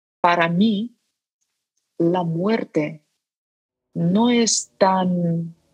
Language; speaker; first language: Spanish; non-native, fluent; Ukrainian